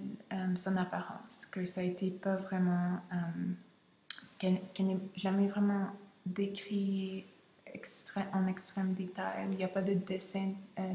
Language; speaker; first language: French; non-native, local second language; English